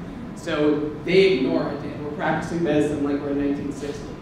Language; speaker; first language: English; native; English